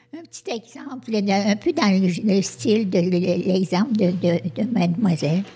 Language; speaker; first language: French; native; French